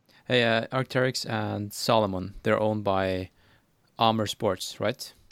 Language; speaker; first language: English; non-native, fluent; Norwegian